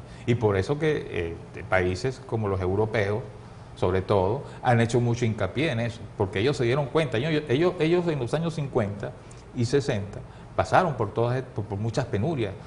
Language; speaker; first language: Spanish; native; Spanish